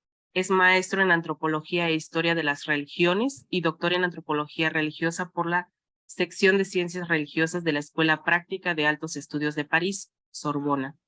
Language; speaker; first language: Spanish; native; Spanish